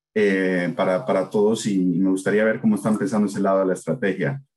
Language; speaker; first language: Spanish; native; Spanish